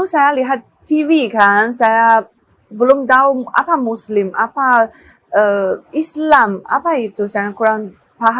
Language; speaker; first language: Indonesian; non-native, learner; Chinese